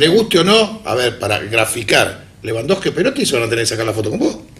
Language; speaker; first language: Spanish; native; Spanish